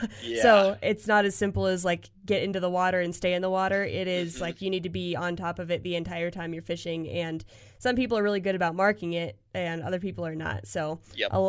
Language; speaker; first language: English; native; English